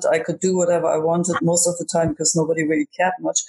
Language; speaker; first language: English; non-native, fluent; German